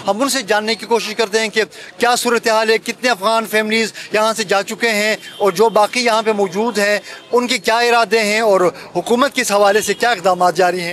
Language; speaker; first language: Hindi; non-native, local second language; Pashto